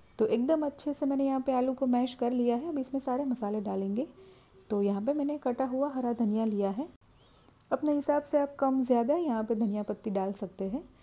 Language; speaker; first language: Hindi; non-native, local second language; Gujarati